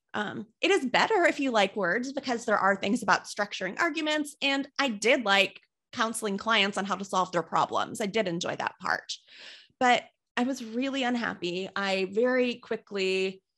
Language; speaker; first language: English; native; English